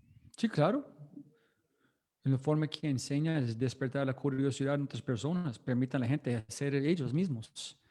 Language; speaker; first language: Spanish; non-native, fluent; English